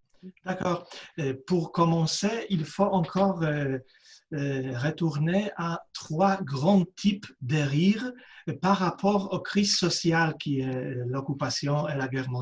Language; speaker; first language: French; non-native, fluent; Polish